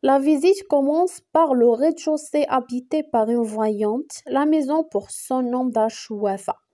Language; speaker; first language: French; non-native, local second language; Arabic